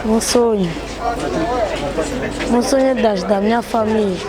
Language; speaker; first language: Portuguese; non-native, local second language; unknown